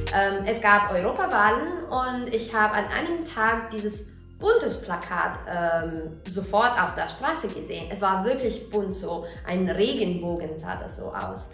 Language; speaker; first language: German; non-native, fluent; Italian